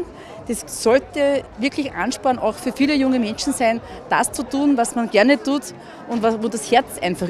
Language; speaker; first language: German; native; German